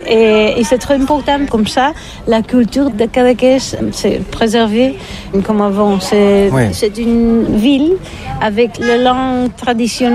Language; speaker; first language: French; non-native, learner; Catalan